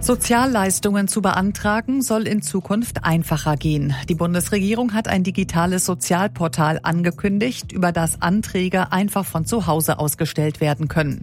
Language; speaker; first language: German; native; German